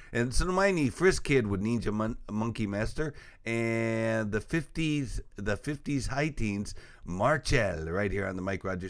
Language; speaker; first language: English; native; English